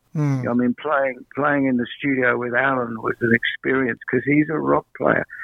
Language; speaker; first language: English; native; English